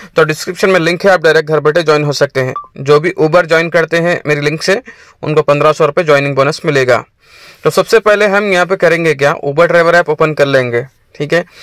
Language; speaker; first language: Hindi; native; Hindi